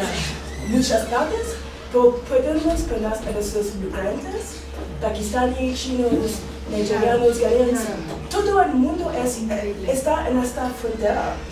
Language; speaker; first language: Spanish; non-native, learner; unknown